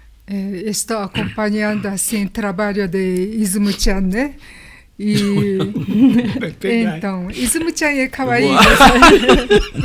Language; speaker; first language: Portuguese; non-native, learner; Japanese